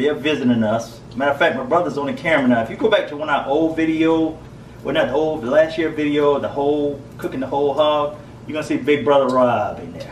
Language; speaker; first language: English; native; English